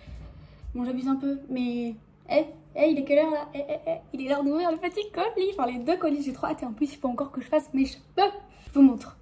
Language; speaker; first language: French; native; French